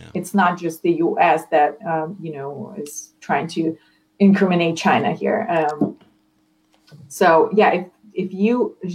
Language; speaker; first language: English; non-native, fluent; Ukrainian